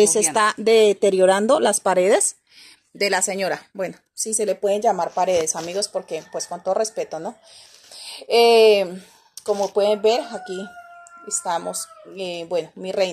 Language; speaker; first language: Spanish; native; Spanish